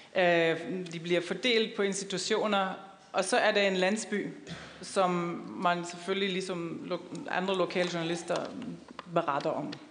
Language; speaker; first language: Danish; non-native, fluent; German